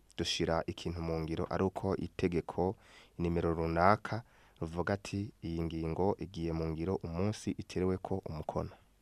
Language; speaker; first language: Kinyarwanda; native; Kinyarwanda